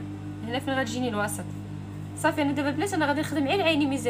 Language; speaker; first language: Arabic; native; Arabic